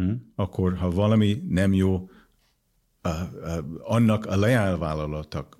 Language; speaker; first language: Hungarian; non-native, fluent; English